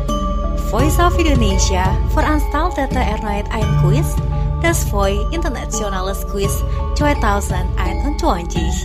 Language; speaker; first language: German; non-native, fluent; Indonesian